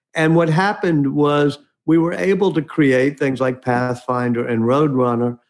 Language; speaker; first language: English; native; English